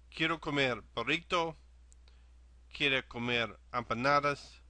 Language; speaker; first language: Spanish; non-native, learner; English